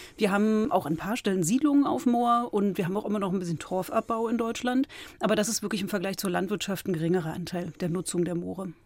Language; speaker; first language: German; native; German